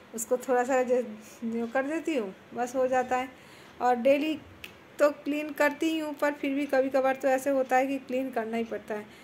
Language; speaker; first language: Hindi; non-native, local second language; Bangla